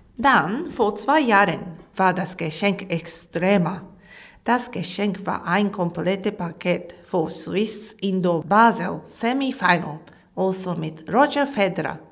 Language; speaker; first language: German; non-native, learner; Japanese